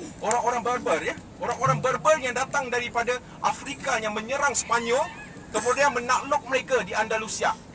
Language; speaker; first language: Malay; native; Malay